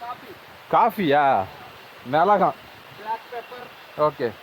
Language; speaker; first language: Tamil; native; Tamil